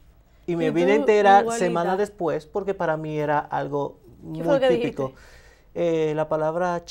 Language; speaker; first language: Spanish; native; Spanish